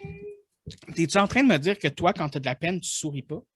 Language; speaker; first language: French; native; French